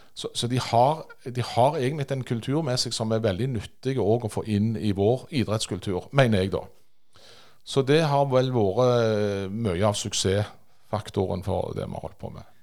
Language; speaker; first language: Norwegian; native; Norwegian